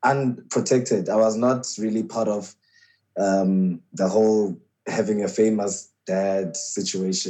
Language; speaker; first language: English; non-native, local second language; Xhosa